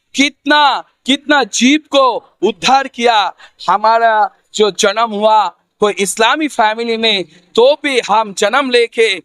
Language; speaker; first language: Hindi; non-native, fluent; Bangla